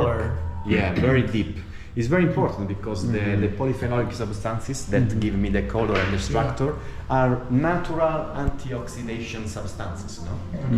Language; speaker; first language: English; non-native, learner; Italian